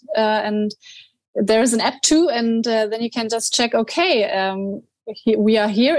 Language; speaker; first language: English; non-native, fluent; German